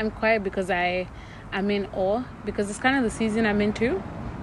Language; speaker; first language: English; non-native, local second language; Yoruba